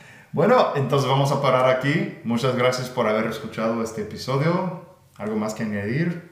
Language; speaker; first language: Spanish; non-native, fluent; English